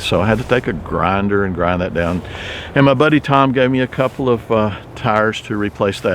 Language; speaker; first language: English; native; English